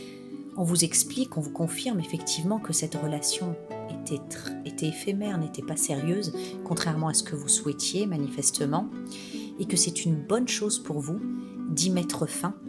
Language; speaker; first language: French; native; French